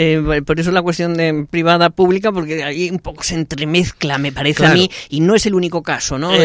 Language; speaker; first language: Spanish; native; Spanish